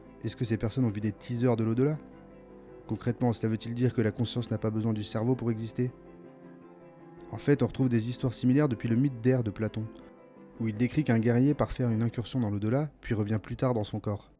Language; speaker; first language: French; native; French